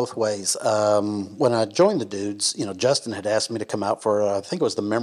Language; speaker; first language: English; native; English